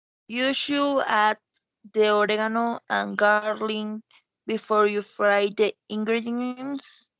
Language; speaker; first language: English; non-native, learner; Spanish